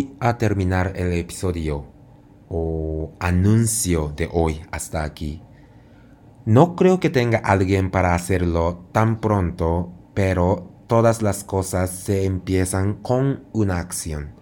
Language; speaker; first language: Spanish; non-native, fluent; Japanese